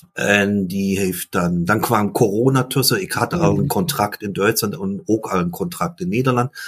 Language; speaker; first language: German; early bilingual, other home language; Dutch